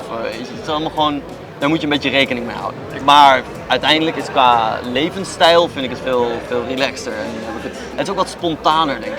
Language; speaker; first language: Dutch; native; Dutch